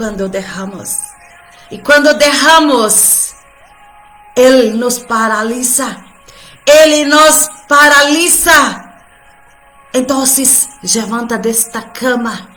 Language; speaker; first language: Spanish; non-native, fluent; Portuguese